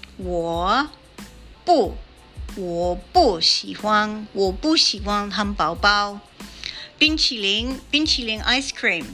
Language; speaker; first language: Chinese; non-native, learner; English